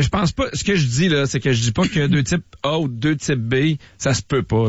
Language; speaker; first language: French; native; French